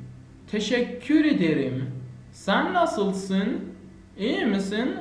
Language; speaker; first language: Turkish; non-native, fluent; Persian